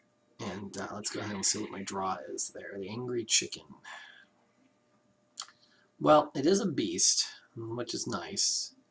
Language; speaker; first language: English; native; English